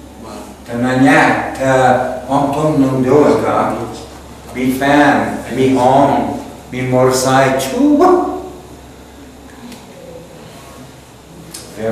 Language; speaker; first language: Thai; non-native, learner; English